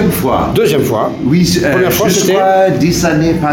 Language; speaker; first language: French; non-native, learner; English